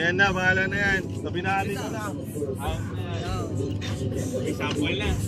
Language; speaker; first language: Filipino; native; Filipino